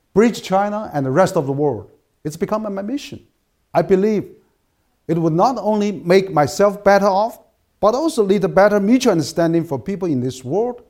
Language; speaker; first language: English; non-native, fluent; Chinese